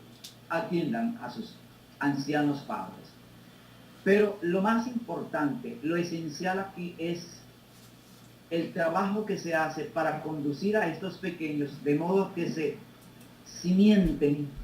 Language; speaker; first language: Spanish; native; Spanish